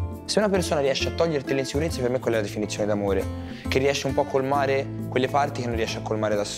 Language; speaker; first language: Italian; native; Italian